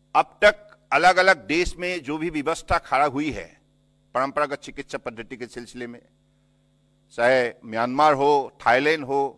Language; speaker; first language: Hindi; non-native, local second language; Assamese